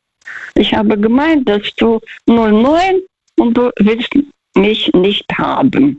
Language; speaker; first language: German; non-native, fluent; Russian